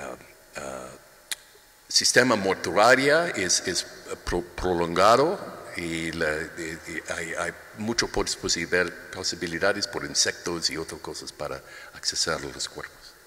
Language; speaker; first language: Spanish; non-native, learner; English